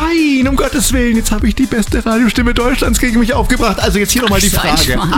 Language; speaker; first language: German; native; German